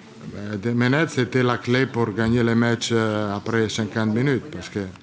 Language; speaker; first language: French; non-native, learner; Italian